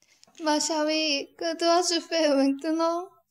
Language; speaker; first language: French; non-native, learner; Korean